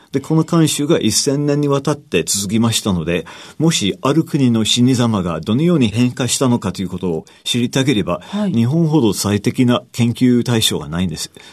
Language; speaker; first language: Japanese; non-native, fluent; English